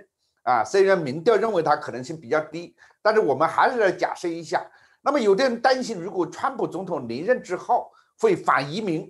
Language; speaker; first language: Chinese; native; Chinese